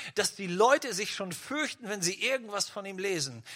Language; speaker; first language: German; native; German